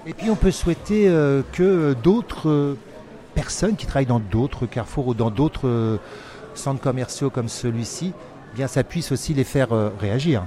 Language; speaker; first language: French; native; French